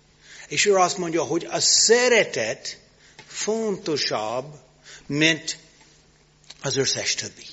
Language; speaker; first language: Hungarian; non-native, learner; English